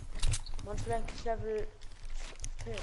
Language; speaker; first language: German; non-native, local second language; Luxembourgish